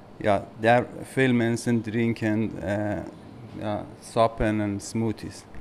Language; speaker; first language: Dutch; non-native, learner; Persian